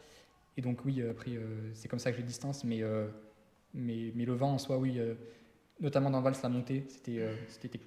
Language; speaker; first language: French; native; French